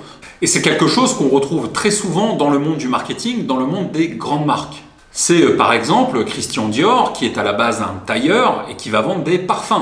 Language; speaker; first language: French; native; French